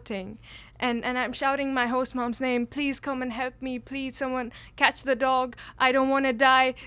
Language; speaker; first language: English; non-native, local second language; Kashmiri